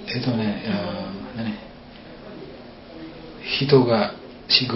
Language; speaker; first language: Japanese; non-native, learner; Indonesian